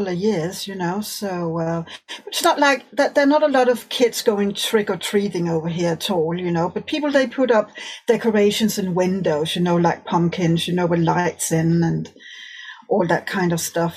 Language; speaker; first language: English; non-native, fluent; Danish